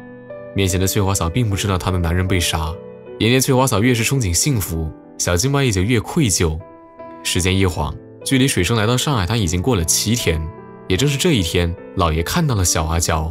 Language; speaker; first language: Chinese; native; Chinese